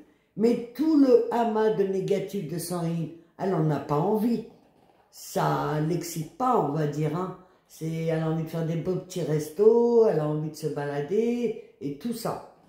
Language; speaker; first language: French; native; French